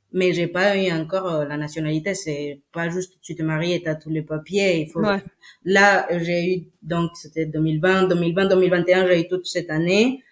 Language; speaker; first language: French; non-native, fluent; Spanish